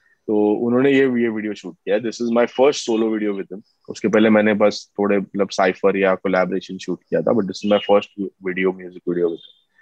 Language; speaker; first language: Hindi; non-native, local second language; Marathi